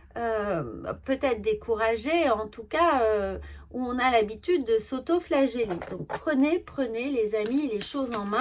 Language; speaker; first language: French; native; French